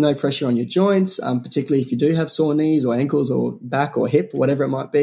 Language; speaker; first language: English; native; English